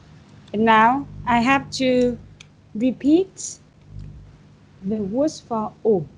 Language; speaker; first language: English; non-native, fluent; Vietnamese